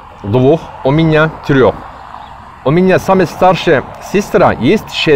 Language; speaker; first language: Russian; non-native, learner; Turkish